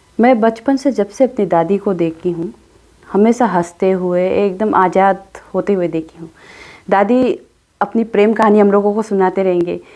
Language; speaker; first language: Hindi; non-native, local second language; Adi